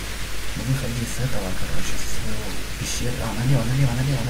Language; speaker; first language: Russian; native; Russian